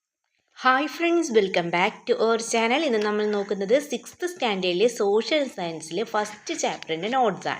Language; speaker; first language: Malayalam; native; Malayalam